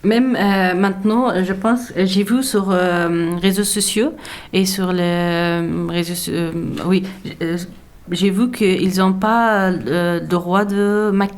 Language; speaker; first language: French; non-native, learner; Persian